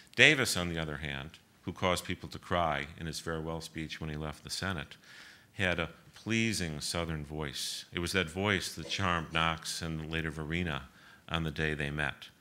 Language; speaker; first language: English; native; English